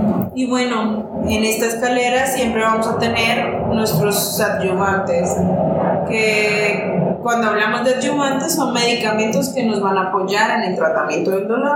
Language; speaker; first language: Spanish; native; Spanish